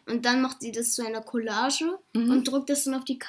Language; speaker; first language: German; native; German